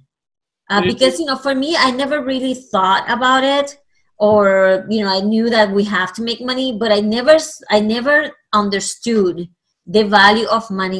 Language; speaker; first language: English; non-native, fluent; Spanish